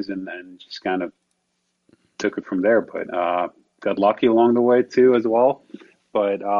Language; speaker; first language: English; non-native, fluent; Slovak